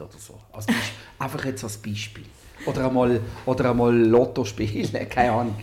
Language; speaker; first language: German; native; German